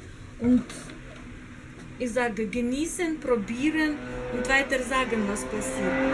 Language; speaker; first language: German; non-native, learner; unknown